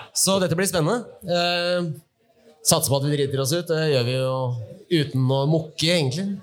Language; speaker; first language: Norwegian; native; Norwegian